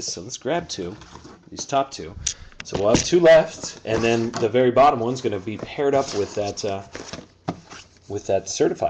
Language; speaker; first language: English; native; English